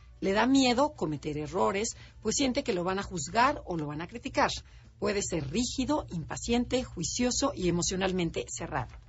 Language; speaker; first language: Spanish; native; Spanish